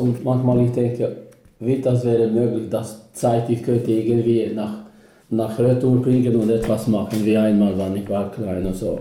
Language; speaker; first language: German; non-native, learner; Albanian